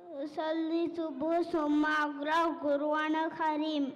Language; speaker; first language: Arabic; non-native, learner; Divehi